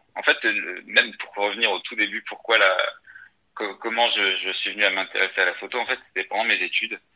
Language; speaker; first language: French; native; French